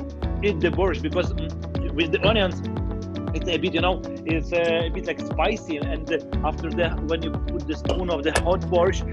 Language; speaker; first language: English; non-native, fluent; Ukrainian